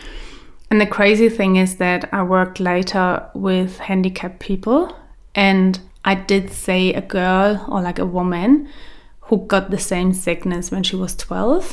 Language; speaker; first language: English; early bilingual, other home language; German